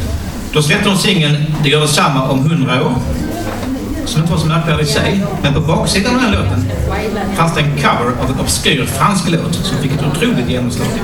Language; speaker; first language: Swedish; native; Swedish